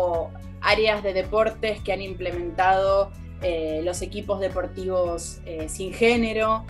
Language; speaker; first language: Spanish; native; Spanish